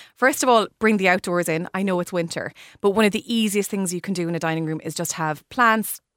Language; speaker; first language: English; native; English